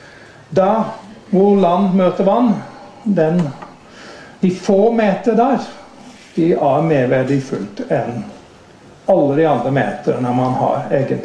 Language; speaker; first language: Norwegian; non-native, fluent; English